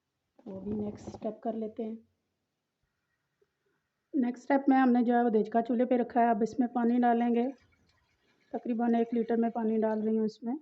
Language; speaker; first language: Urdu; non-native, local second language; Pahari-Potwari